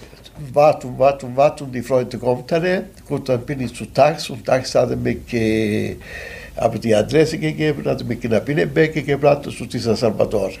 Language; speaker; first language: German; non-native, fluent; Italian